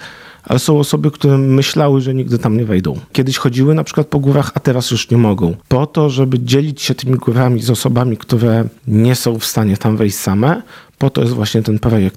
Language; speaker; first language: Polish; native; Polish